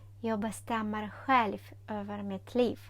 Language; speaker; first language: Swedish; non-native, fluent; Ukrainian